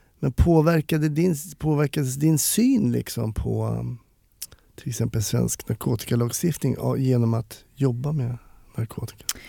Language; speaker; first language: Swedish; native; Swedish